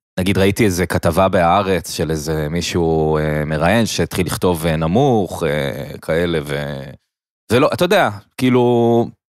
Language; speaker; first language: Hebrew; native; Hebrew